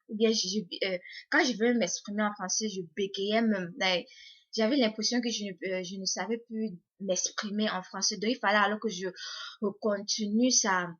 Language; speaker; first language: French; native; French